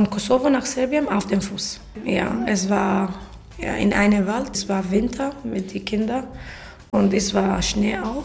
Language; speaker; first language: German; non-native, learner; Arabic